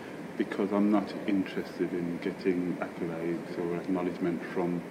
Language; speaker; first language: English; native; English